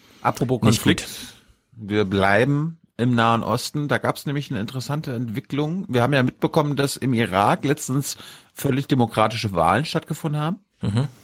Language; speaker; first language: German; native; German